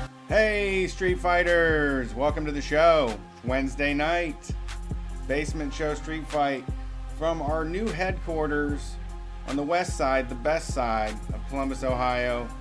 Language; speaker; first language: English; native; English